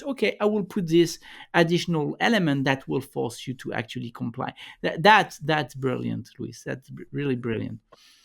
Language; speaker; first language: English; non-native, fluent; French